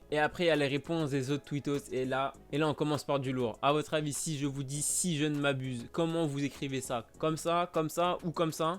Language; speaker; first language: French; native; French